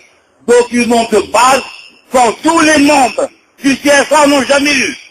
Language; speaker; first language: French; non-native, local second language; Arabic